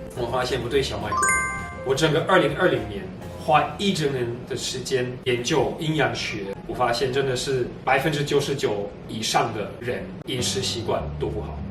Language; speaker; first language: Chinese; non-native, fluent; German